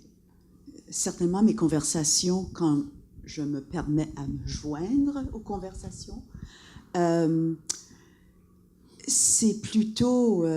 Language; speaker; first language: French; non-native, local second language; English